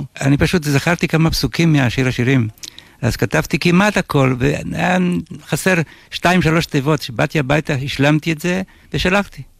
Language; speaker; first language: Hebrew; non-native, fluent; Ladino